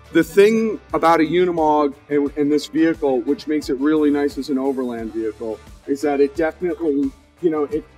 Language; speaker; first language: English; native; English